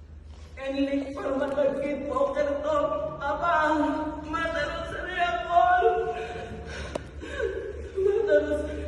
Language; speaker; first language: Hebrew; non-native, learner; Filipino